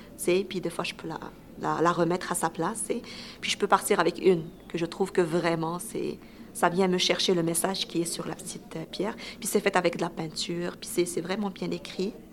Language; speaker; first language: French; non-native, local second language; Arabic